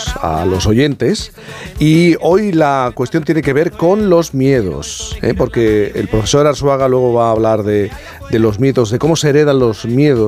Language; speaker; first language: Spanish; native; Spanish